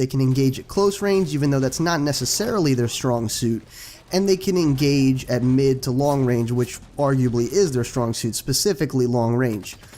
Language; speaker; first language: English; native; English